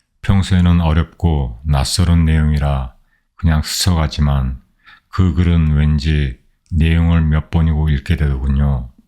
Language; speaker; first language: Korean; native; Korean